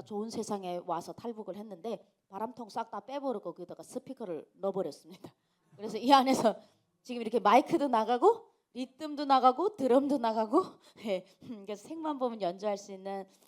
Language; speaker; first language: Korean; non-native, local second language; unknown